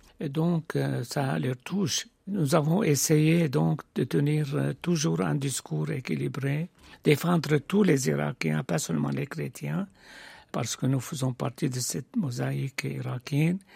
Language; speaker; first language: French; non-native, fluent; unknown